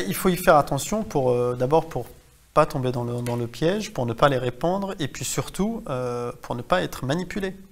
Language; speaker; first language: French; native; French